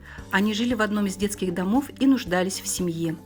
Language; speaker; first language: Russian; native; Russian